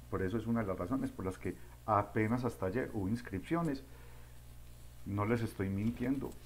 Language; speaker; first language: Spanish; native; Spanish